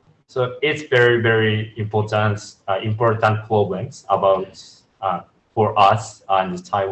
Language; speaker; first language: English; non-native, learner; Japanese